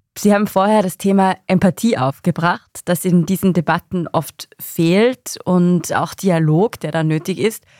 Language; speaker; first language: German; native; German